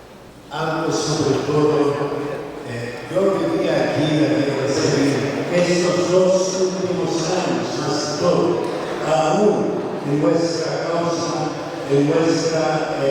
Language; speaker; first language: Spanish; non-native, fluent; Arabic